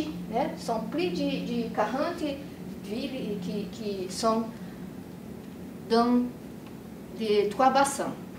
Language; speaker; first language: French; non-native, learner; Portuguese